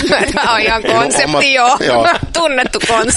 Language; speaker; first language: Finnish; native; Finnish